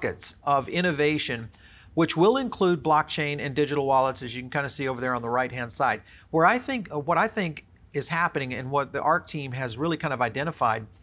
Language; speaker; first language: English; native; English